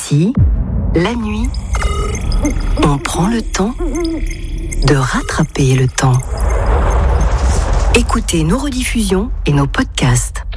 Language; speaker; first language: French; native; French